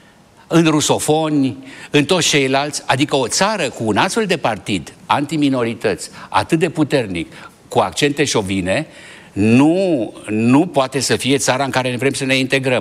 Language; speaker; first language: Romanian; native; Romanian